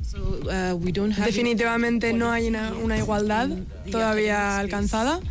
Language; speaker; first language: Spanish; non-native, fluent; English